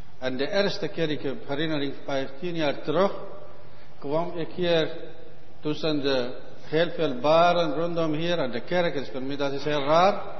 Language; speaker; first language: Dutch; non-native, learner; Arabic